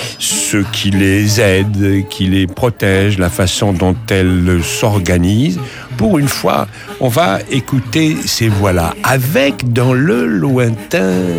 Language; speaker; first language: French; native; French